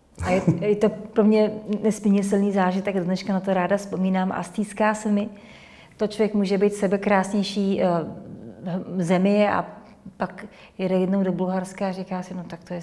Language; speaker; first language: Czech; native; Czech